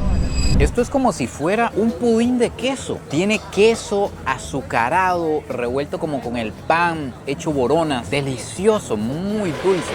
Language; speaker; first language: Spanish; native; Spanish